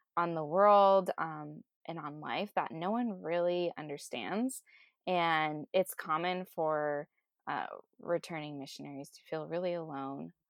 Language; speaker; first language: English; native; English